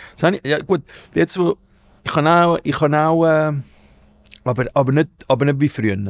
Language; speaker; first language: German; early bilingual, other home language; Spanish